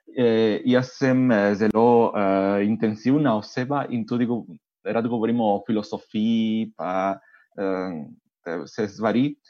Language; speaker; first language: Slovenian; non-native, fluent; Spanish